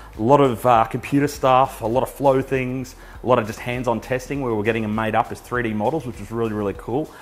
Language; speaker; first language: English; native; English